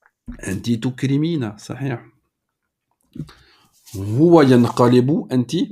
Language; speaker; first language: Arabic; non-native, fluent; French